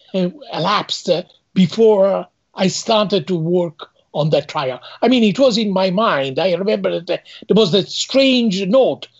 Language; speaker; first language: English; non-native, fluent; Italian